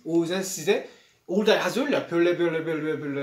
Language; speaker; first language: Turkish; non-native, learner; Korean